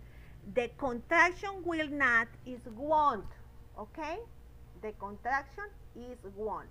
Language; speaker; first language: English; non-native, learner; Spanish